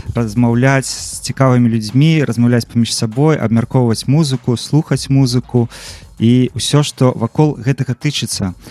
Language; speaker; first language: Belarusian; native; Belarusian